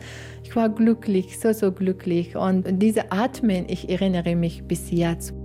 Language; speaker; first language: German; non-native, learner; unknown